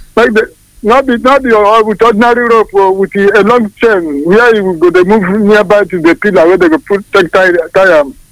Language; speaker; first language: Nigerian Pidgin; non-native, local second language; Igbo